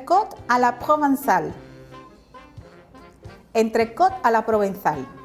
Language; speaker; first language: French; non-native, fluent; Spanish